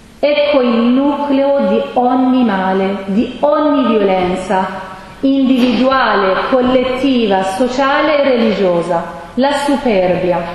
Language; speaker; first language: Italian; non-native, fluent; Persian